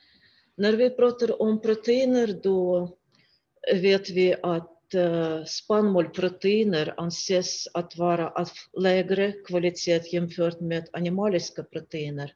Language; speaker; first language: Swedish; non-native, fluent; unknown